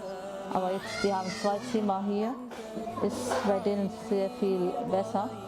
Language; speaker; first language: German; non-native, learner; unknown